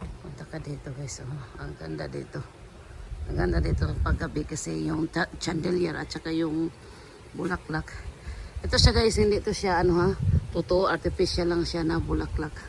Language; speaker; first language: Filipino; non-native, local second language; Cebuano